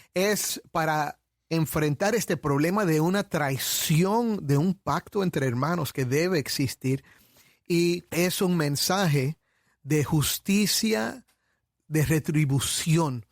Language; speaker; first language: Spanish; native; Spanish